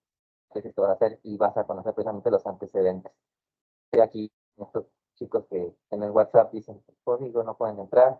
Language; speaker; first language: Spanish; native; Spanish